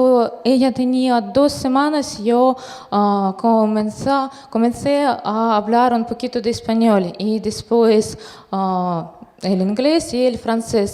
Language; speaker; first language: Spanish; non-native, fluent; Russian